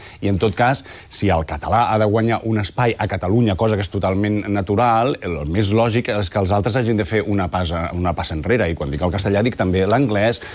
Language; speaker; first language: Catalan; non-native, local second language; Spanish